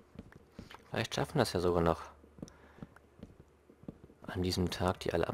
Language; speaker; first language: German; native; German